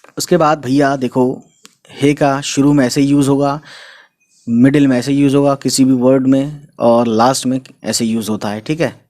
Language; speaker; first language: Hindi; native; Hindi